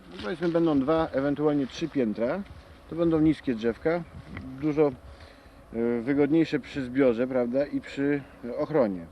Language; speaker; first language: Polish; native; Polish